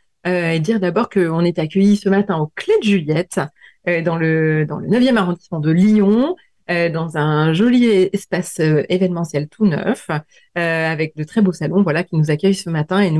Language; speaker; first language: French; native; French